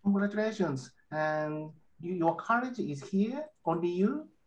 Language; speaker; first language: English; non-native, learner; Japanese